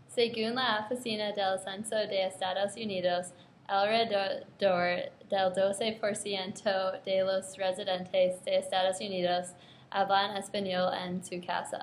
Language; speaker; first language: Spanish; non-native, learner; English